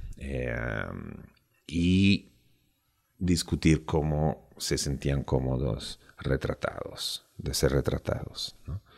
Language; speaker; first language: Spanish; non-native, fluent; Italian